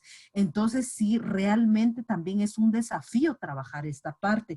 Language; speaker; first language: Spanish; native; Spanish